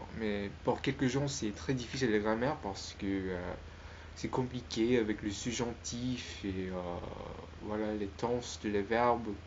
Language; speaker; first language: French; non-native, learner; Spanish